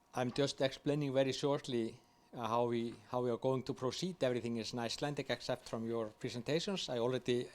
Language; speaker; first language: English; non-native, fluent; Icelandic